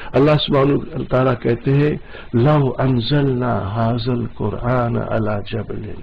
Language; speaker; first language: Urdu; non-native, local second language; Gujarati